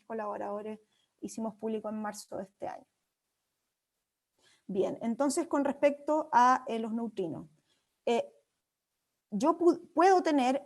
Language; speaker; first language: Spanish; native; Spanish